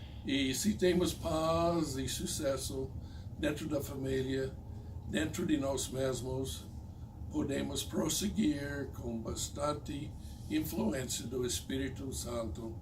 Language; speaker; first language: Portuguese; non-native, fluent; English